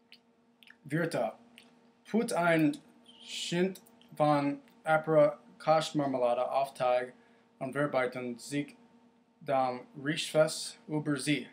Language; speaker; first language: German; non-native, learner; English